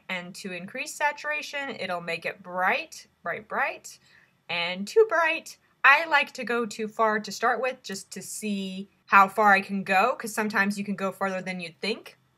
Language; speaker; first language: English; native; English